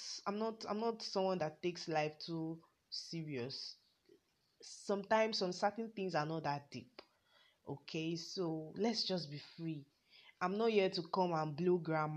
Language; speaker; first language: English; non-native, local second language; Yoruba